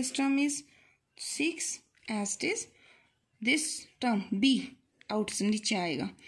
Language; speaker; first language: English; non-native, local second language; Hindi